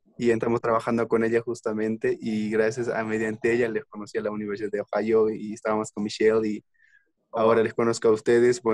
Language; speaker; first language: Spanish; native; Spanish